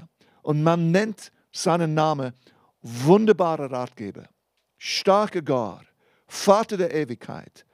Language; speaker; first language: German; non-native, fluent; English